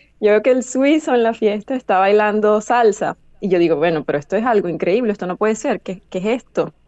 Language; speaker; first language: Spanish; native; Spanish